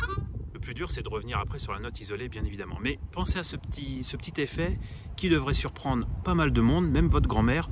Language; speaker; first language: French; native; French